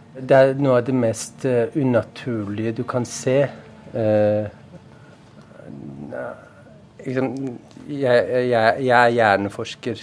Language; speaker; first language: Norwegian; non-native, fluent; Persian